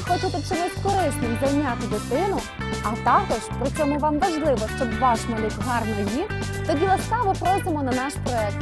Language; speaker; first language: Ukrainian; native; Ukrainian